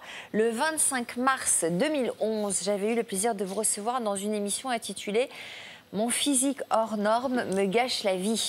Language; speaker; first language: French; native; French